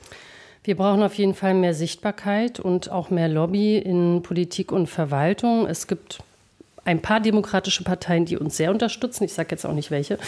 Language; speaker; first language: German; native; German